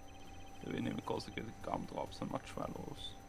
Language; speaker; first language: Swedish; native; Swedish